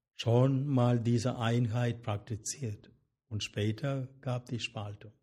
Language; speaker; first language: German; non-native, fluent; Malayalam